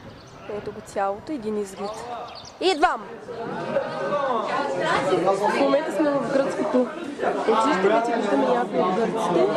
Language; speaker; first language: Bulgarian; native; Bulgarian